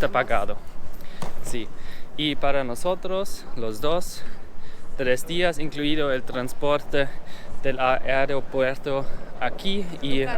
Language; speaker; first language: Spanish; non-native, learner; German